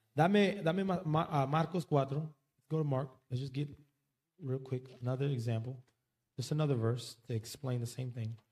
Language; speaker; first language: English; early bilingual, other home language; Spanish